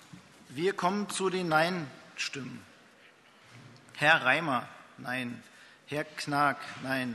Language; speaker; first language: German; native; German